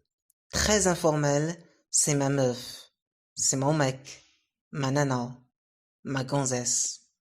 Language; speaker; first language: French; non-native, local second language; Arabic